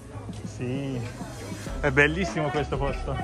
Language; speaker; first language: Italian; non-native, learner; Persian